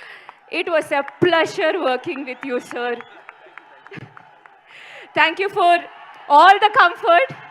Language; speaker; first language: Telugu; non-native, learner; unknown